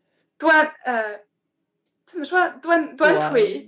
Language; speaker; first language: Chinese; non-native, learner; French